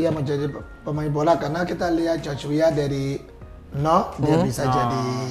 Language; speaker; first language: Indonesian; non-native, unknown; English